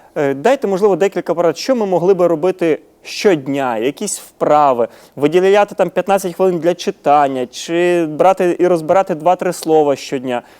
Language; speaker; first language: Ukrainian; native; Ukrainian